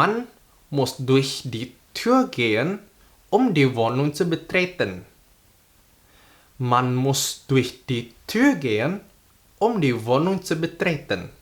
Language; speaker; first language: German; non-native, fluent; Indonesian